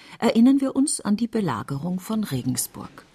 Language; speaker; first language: German; native; German